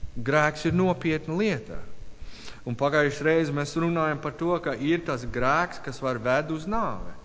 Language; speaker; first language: Latvian; non-native, learner; English